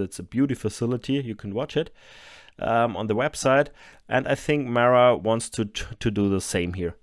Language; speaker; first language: English; non-native, fluent; German